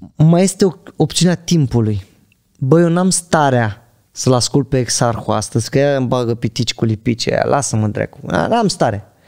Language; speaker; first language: Romanian; native; Romanian